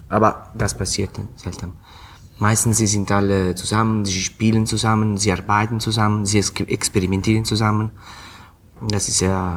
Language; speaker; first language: German; non-native, fluent; Italian